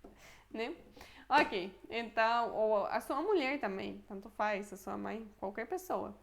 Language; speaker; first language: Portuguese; non-native, fluent; Polish